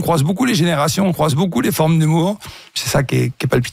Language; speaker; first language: French; native; French